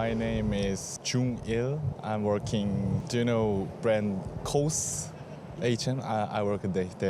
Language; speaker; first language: English; non-native, learner; Korean